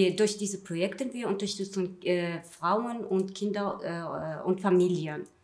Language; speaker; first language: German; non-native, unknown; Arabic